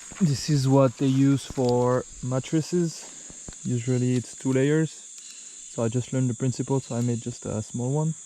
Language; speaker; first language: English; non-native, fluent; French